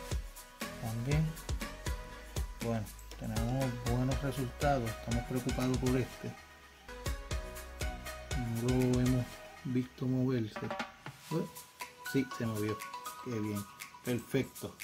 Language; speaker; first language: Spanish; native; Spanish